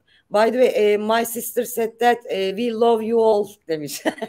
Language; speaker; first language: English; non-native, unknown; Turkish